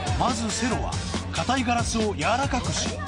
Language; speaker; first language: Japanese; native; Japanese